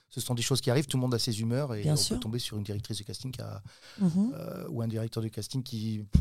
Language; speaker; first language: French; native; French